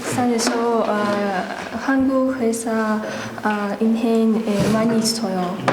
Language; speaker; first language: Korean; non-native, learner; Russian